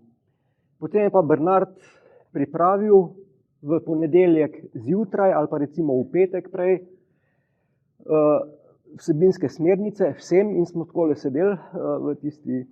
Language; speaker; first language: Slovenian; native; Slovenian